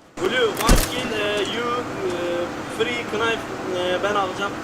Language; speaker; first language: English; non-native, learner; Turkish